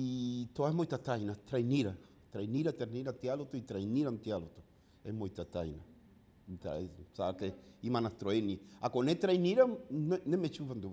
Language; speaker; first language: Bulgarian; non-native, learner; Spanish